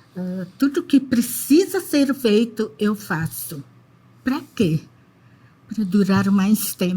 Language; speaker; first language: Portuguese; non-native, fluent; Indonesian